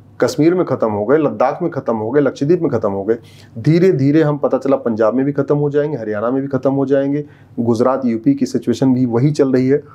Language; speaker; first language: Hindi; native; Hindi